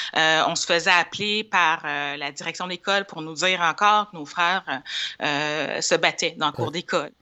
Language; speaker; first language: French; native; French